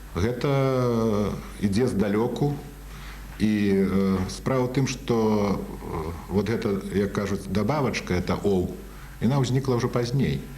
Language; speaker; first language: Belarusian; native; Belarusian